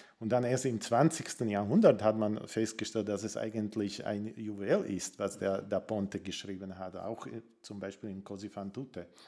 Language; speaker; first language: German; non-native, fluent; Slovak